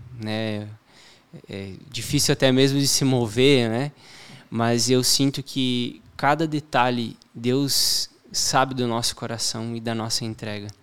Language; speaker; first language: Portuguese; native; Portuguese